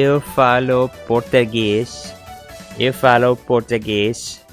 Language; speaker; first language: Portuguese; non-native, learner; English